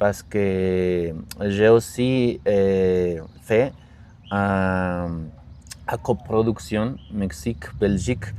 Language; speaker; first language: French; non-native, learner; Spanish